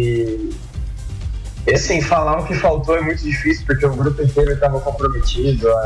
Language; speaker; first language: Portuguese; native; Portuguese